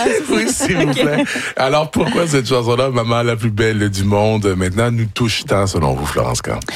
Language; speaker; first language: French; native; French